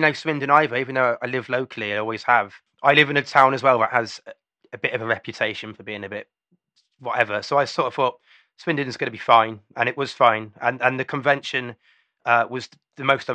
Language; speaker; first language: English; native; English